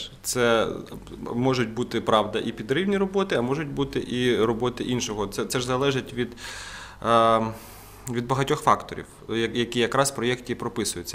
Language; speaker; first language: Ukrainian; native; Ukrainian